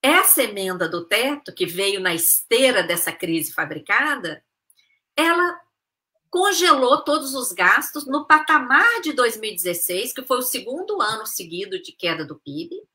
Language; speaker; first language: Portuguese; native; Portuguese